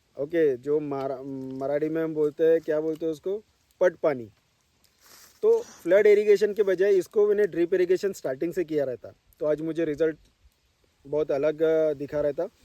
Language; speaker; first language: Hindi; non-native, local second language; Marathi